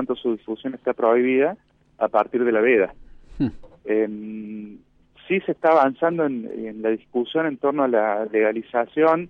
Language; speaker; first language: Spanish; native; Spanish